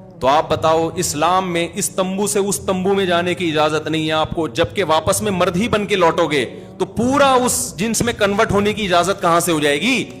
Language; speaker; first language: Urdu; native; Urdu